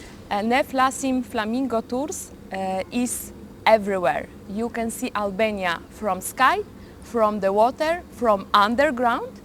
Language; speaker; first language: English; non-native, learner; Polish